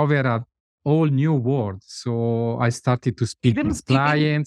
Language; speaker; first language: English; non-native, fluent; Italian